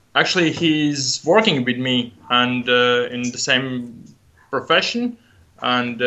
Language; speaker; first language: English; non-native, learner; Latvian